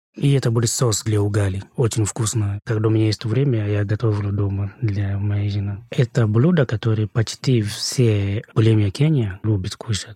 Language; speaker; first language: Russian; non-native, fluent; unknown